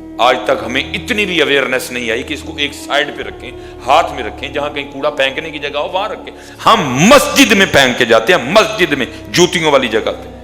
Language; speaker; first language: Urdu; non-native, local second language; Punjabi